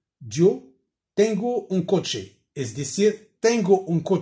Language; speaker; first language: Spanish; non-native, learner; Arabic